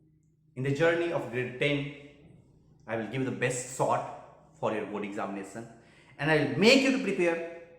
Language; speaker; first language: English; non-native, local second language; Hindi